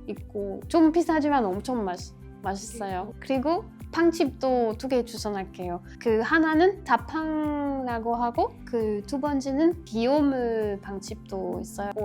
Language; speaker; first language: Korean; non-native, learner; French